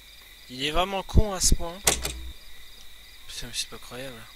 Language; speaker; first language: French; native; French